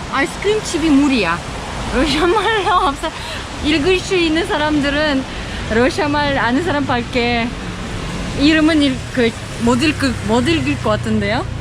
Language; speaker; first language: Korean; non-native, fluent; Russian